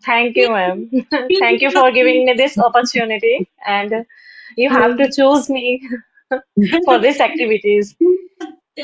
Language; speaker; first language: English; non-native, learner; Hindi